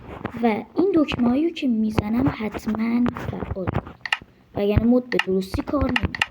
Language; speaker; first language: Persian; native; Persian